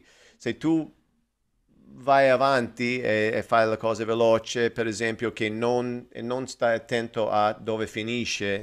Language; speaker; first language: Italian; non-native, learner; English